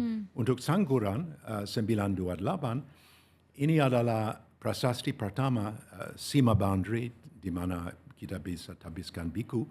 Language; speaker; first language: Indonesian; non-native, fluent; English